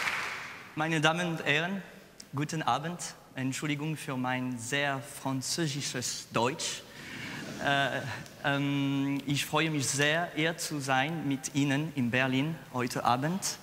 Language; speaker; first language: German; non-native, learner; French